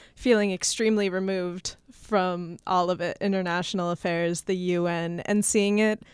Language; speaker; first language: English; native; English